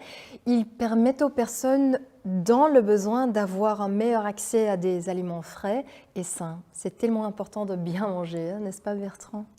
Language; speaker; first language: French; non-native, local second language; Dutch